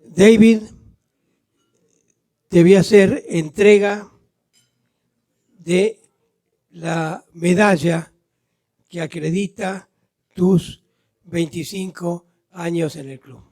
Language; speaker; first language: Spanish; native; Spanish